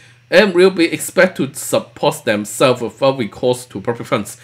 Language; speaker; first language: English; non-native, local second language; Cantonese